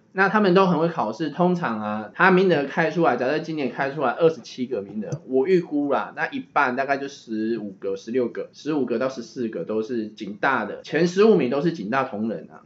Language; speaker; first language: Chinese; native; Chinese